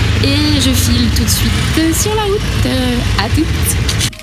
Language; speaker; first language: French; native; French